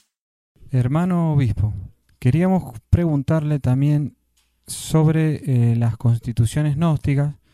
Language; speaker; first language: Spanish; native; Spanish